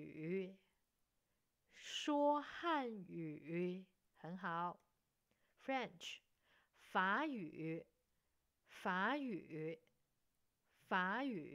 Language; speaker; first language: Chinese; non-native, fluent; English